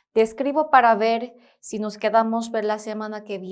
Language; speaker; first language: Spanish; non-native, fluent; Korean